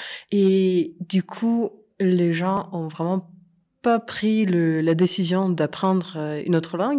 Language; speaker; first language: French; non-native, fluent; Russian